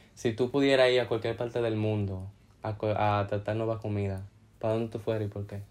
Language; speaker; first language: Spanish; early bilingual, heritage; Spanish